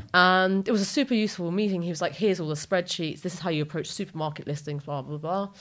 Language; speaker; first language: English; native; English